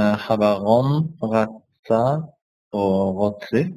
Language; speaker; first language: Hebrew; non-native, learner; Spanish